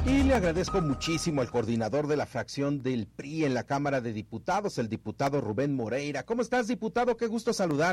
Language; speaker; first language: Spanish; native; Spanish